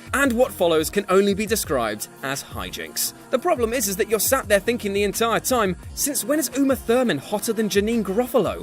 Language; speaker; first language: English; native; English